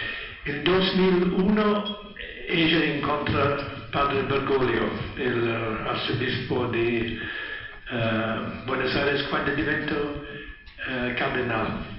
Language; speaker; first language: Spanish; non-native, learner; Italian